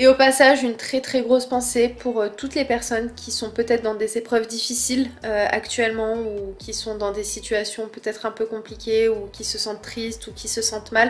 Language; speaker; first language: French; native; French